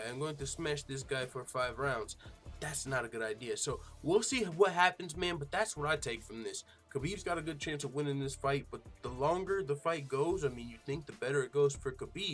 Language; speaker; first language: English; native; English